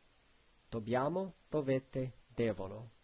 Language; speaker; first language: Italian; non-native, learner; English